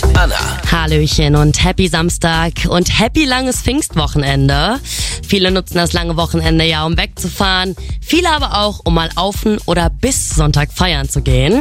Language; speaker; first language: German; native; German